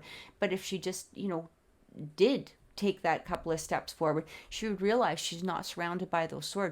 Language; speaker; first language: English; native; English